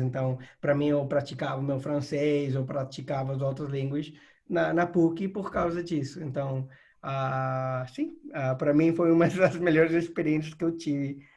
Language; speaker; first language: Portuguese; non-native, fluent; English